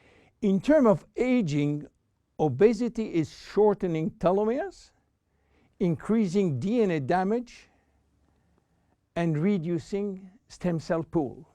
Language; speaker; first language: English; non-native, fluent; French